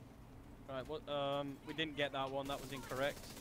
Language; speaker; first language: English; native; English